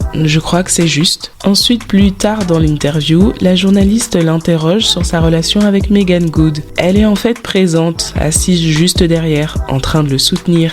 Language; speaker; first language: French; native; French